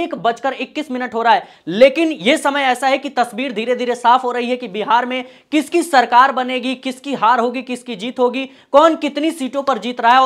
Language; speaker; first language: Hindi; native; Hindi